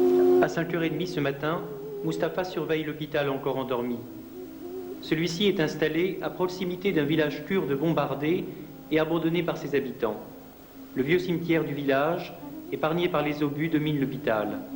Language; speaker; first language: French; native; French